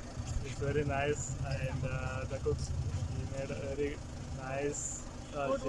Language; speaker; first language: English; non-native, local second language; Kannada